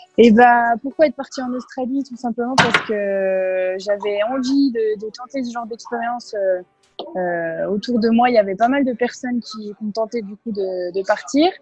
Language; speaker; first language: French; native; French